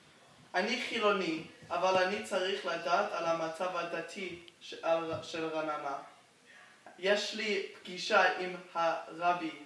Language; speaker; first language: Hebrew; non-native, learner; English